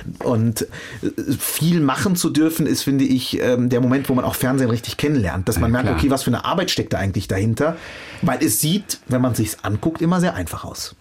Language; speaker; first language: German; early bilingual, other home language; Arabic